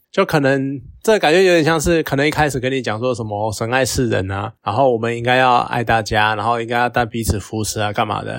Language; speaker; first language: Chinese; native; Chinese